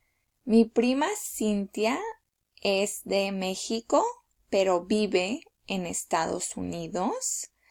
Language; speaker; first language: Spanish; early bilingual, heritage; Spanish